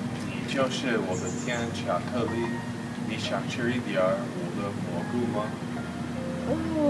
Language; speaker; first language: Chinese; non-native, learner; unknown